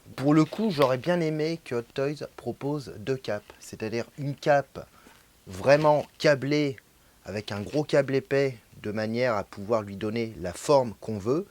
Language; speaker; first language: French; native; French